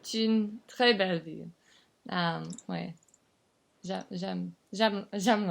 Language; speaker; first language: French; non-native, learner; English